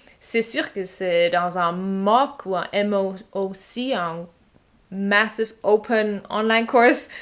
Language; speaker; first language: French; non-native, fluent; German